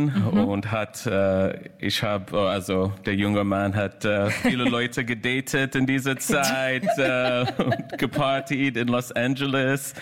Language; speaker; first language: German; non-native, fluent; English